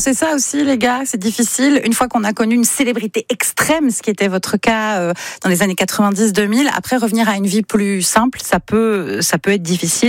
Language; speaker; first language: French; native; French